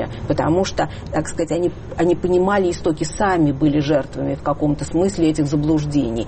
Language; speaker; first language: Russian; native; Russian